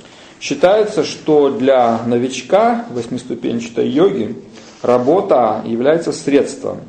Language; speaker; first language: Russian; native; Russian